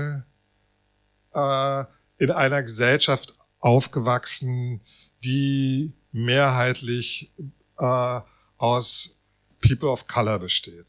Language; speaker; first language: German; native; German